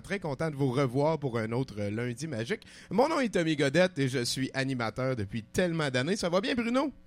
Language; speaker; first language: French; native; French